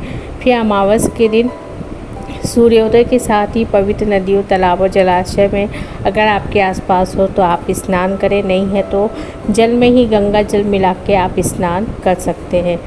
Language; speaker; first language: Hindi; native; Hindi